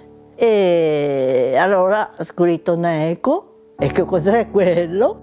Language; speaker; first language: Italian; non-native, local second language; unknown